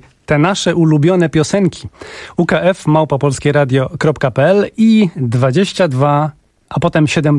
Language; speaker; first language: Polish; native; Polish